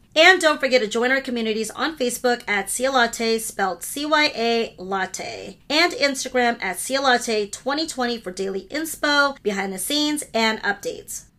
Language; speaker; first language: English; early bilingual, other home language; Hindi